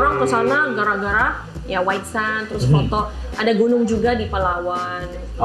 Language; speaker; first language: Indonesian; non-native, learner; Filipino